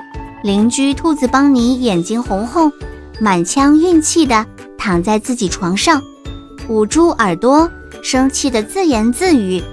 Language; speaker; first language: Chinese; native; Chinese